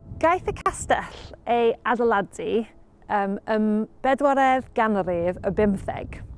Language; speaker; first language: Welsh; non-native, learner; English